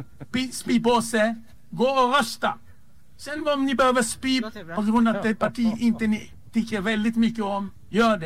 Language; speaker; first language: Swedish; non-native, fluent; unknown